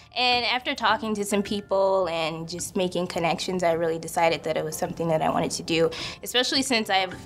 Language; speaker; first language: English; native; English